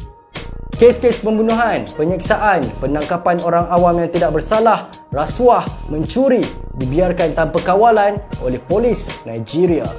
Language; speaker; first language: Malay; native; Malay